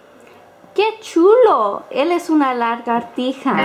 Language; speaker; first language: Spanish; non-native, learner; English